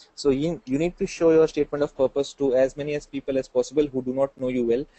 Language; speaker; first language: English; non-native, local second language; Hindi